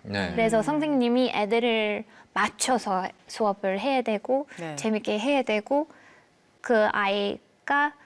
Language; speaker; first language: Korean; non-native, fluent; English